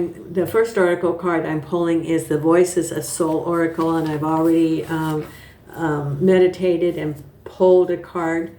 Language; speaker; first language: English; native; English